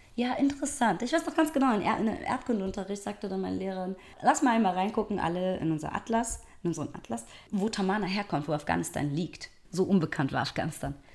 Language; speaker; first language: German; early bilingual, other home language; Persian